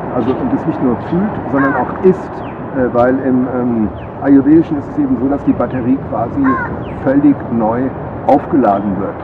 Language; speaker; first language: German; native; German